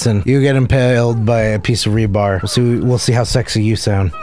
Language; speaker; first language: English; native; English